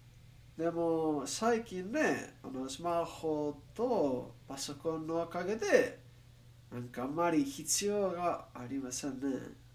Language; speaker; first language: Japanese; non-native, learner; English